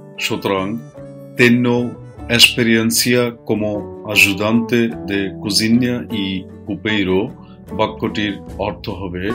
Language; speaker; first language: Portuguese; non-native, fluent; Bangla